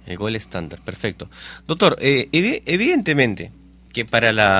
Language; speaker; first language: Spanish; native; Spanish